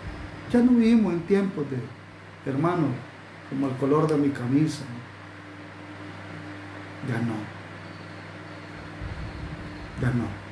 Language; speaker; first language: Spanish; native; Spanish